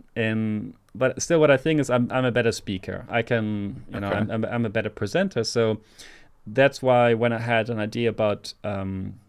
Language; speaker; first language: English; non-native, fluent; German